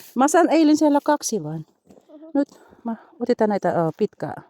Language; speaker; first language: Finnish; non-native, learner; Bikol